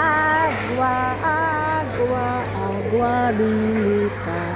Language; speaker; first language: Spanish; non-native, learner; Filipino